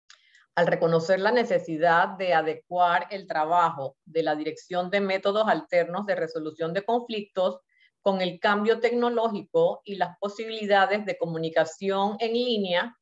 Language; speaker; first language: Spanish; native; Spanish